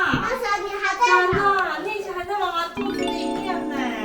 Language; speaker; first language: Chinese; native; Chinese